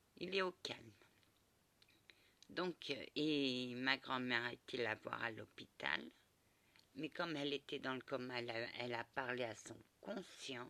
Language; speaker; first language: French; early bilingual, other home language; Portuguese